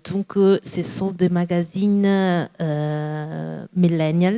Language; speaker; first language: French; non-native, fluent; Italian